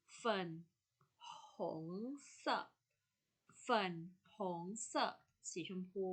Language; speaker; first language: Chinese; non-native, fluent; Thai